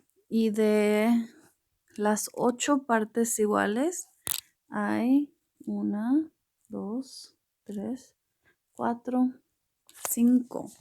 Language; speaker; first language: Spanish; early bilingual, heritage; Spanish